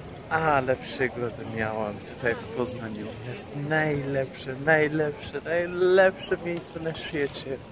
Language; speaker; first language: Polish; non-native, fluent; Persian